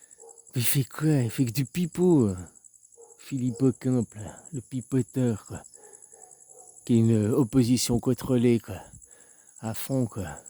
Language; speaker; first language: French; native; French